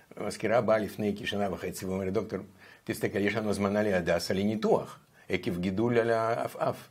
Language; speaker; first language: Hebrew; non-native, fluent; Russian